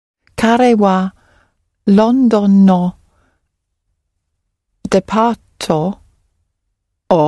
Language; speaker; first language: Japanese; non-native, learner; English